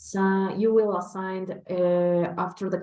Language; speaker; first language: English; non-native, learner; Spanish